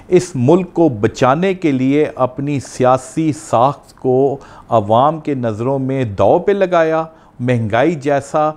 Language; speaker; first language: Urdu; non-native, local second language; Punjabi